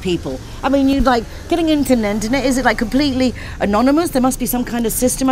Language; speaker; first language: English; native; English